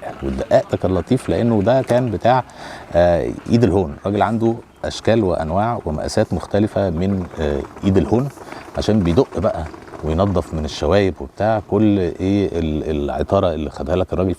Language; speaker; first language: Arabic; native; Arabic